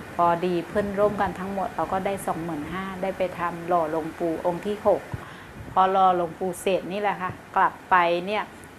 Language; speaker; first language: Thai; non-native, fluent; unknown